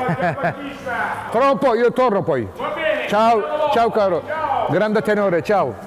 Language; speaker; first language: Italian; non-native, learner; Turkish